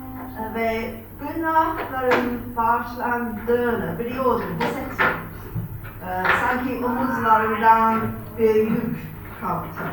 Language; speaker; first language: Turkish; non-native, fluent; English